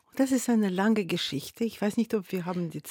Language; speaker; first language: German; non-native, fluent; Russian